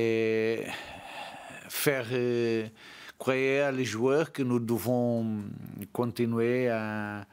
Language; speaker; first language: French; non-native, learner; Portuguese